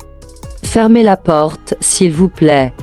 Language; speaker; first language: French; non-native, learner; Bangla